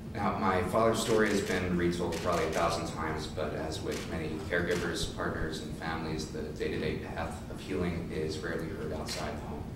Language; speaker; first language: English; native; English